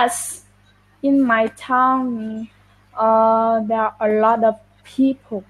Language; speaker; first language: English; non-native, learner; Vietnamese